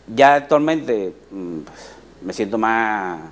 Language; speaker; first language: Spanish; native; Spanish